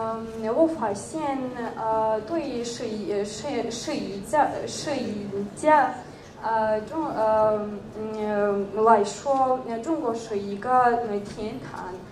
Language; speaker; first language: Chinese; non-native, learner; Georgian